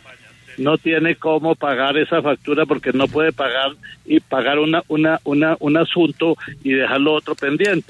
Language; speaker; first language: Spanish; native; Spanish